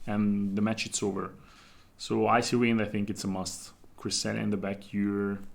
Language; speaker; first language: English; non-native, fluent; Italian